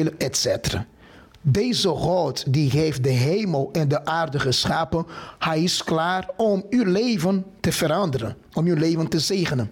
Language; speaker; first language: Dutch; non-native, fluent; Portuguese